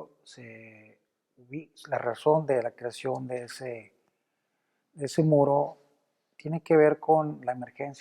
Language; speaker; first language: Spanish; native; Spanish